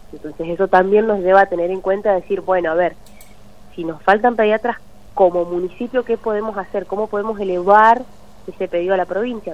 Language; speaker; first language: Spanish; native; Spanish